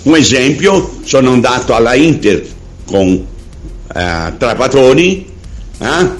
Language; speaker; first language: Italian; non-native, learner; Portuguese